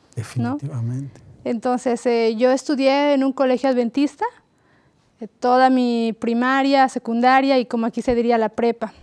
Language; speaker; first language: Spanish; native; Spanish